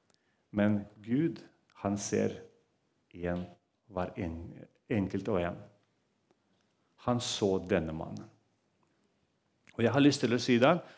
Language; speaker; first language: Norwegian; non-native, fluent; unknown